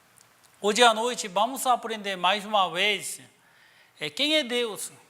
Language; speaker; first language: Portuguese; non-native, learner; Korean